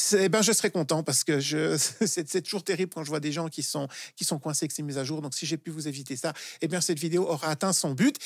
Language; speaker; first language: French; native; French